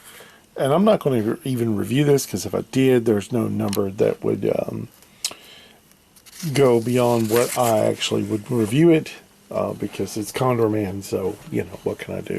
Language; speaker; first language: English; native; English